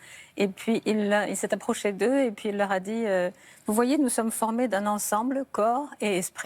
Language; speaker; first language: French; native; French